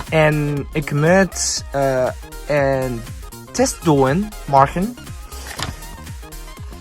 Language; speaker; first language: Dutch; non-native, learner; Japanese